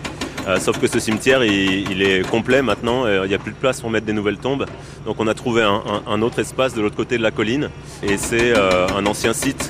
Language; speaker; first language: French; native; French